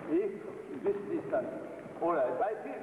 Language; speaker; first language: English; non-native, learner; Japanese